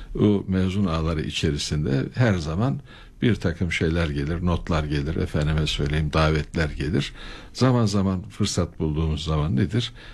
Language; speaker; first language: Turkish; native; Turkish